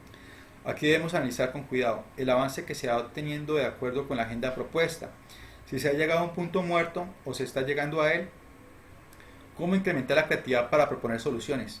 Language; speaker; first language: Spanish; native; Spanish